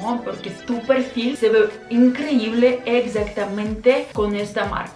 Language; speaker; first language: Spanish; non-native, fluent; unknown